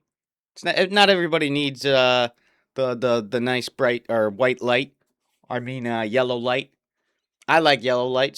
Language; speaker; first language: English; native; English